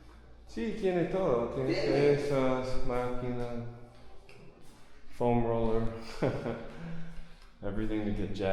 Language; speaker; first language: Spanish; non-native, fluent; English